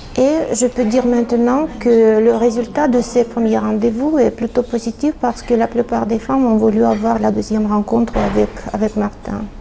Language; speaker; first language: French; non-native, fluent; Russian